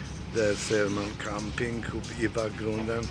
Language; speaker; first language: Swedish; non-native, fluent; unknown